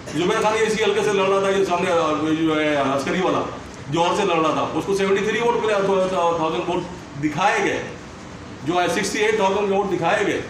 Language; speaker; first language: Urdu; native; Urdu